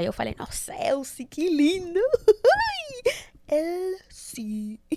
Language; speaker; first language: Portuguese; early bilingual, heritage; Portuguese